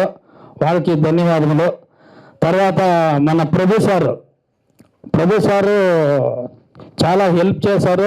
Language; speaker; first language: Telugu; non-native, learner; Kannada